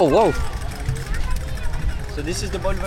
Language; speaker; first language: English; non-native, learner; French